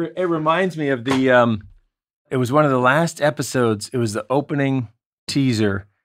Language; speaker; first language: English; native; English